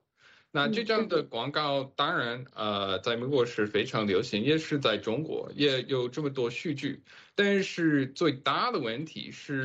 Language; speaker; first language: Chinese; non-native, fluent; English